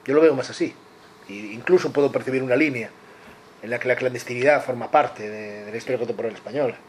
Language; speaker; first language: Spanish; non-native, local second language; Galician